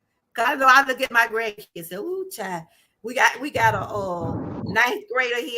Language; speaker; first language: English; native; English